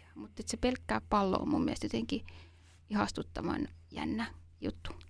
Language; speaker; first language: Finnish; native; Finnish